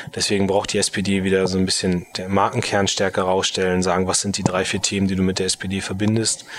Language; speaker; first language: German; native; German